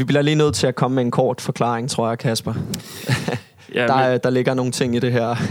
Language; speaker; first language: Danish; native; Danish